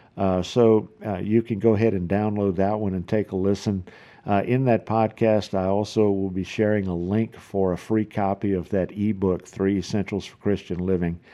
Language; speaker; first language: English; native; English